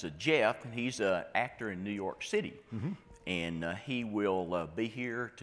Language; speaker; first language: English; native; English